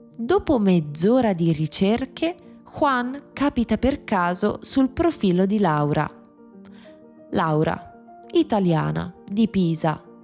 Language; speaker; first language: Italian; native; Italian